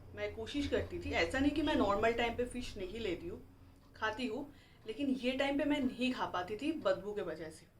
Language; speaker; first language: Hindi; non-native, local second language; Bangla